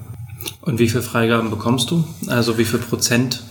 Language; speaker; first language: German; native; German